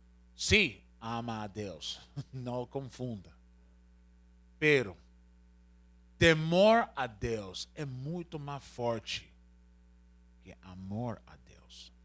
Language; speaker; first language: Portuguese; non-native, learner; Spanish